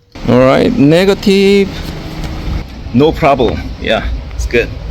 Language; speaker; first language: English; non-native, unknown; Korean